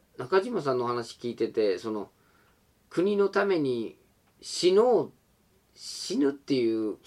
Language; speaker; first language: Japanese; non-native, fluent; English